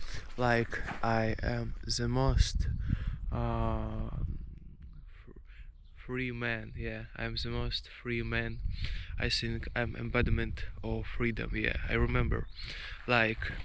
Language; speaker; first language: English; non-native, fluent; Russian